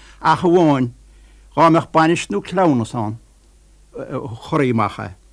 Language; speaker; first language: Irish; native; Irish